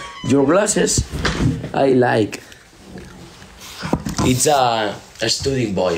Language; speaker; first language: English; non-native, learner; Spanish